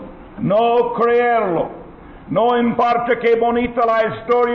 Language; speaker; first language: Spanish; non-native, learner; English